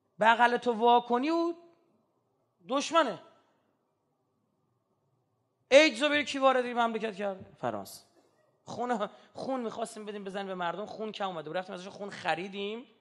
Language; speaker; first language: Persian; native; Persian